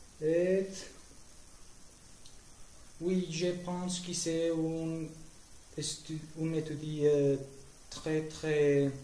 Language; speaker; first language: French; non-native, learner; Spanish